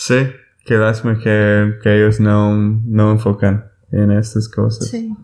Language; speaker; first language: Spanish; non-native, learner; English